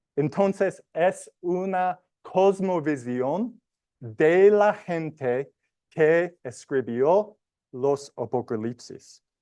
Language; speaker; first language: Spanish; non-native, learner; English